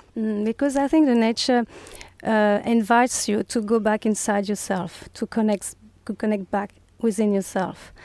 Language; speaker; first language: English; non-native, fluent; French